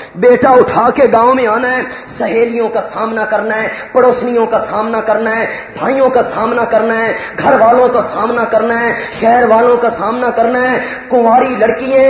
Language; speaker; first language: Urdu; non-native, local second language; Punjabi